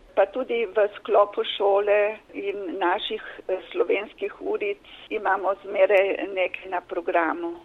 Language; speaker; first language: Slovenian; native; Slovenian